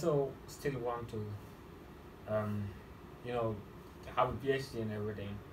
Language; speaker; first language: English; non-native, fluent; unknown